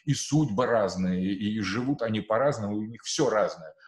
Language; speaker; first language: Russian; native; Russian